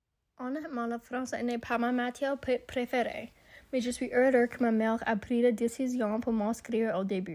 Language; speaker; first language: French; non-native, local second language; English